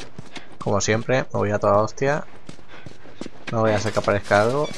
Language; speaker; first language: Spanish; native; Spanish